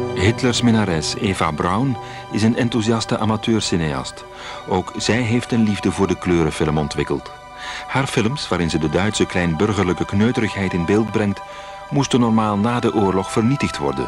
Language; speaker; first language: Dutch; native; Dutch